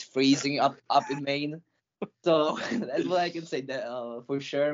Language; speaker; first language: English; non-native, fluent; Slovak